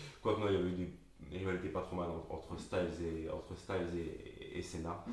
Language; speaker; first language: French; native; French